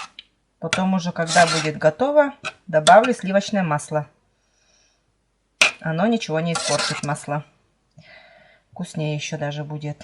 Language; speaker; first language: Russian; native; Russian